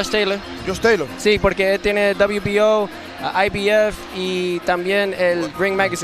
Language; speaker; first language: Spanish; early bilingual, heritage; English